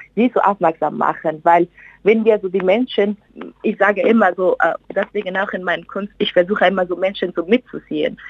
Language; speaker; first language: German; non-native, fluent; Persian